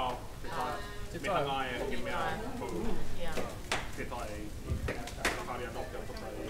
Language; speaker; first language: Māori; non-native, learner; English